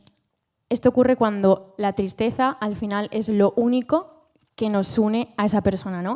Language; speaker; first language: Spanish; native; Spanish